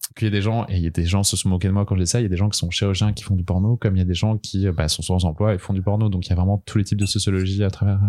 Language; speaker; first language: French; native; French